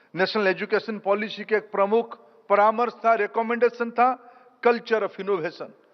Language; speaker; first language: Hindi; non-native, local second language; Odia